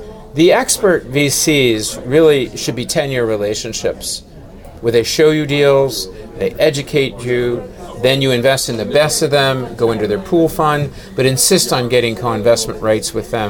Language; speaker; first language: English; native; English